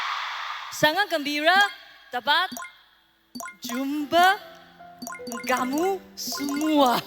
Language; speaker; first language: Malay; non-native, learner; Chinese